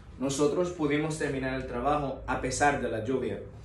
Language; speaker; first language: Spanish; native; Spanish